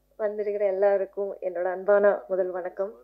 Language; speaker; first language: Tamil; non-native, learner; Malayalam